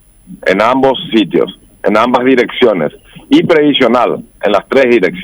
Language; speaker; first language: Spanish; native; Spanish